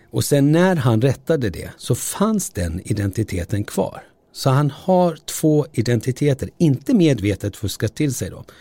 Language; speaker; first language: Swedish; early bilingual, other home language; Turoyo